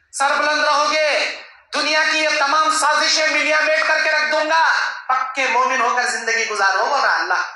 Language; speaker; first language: Urdu; native; Urdu